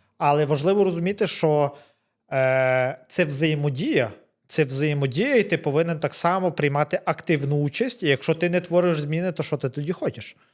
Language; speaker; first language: Ukrainian; native; Ukrainian